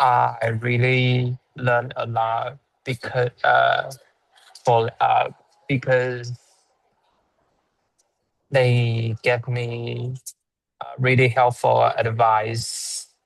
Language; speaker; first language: English; non-native, learner; Chinese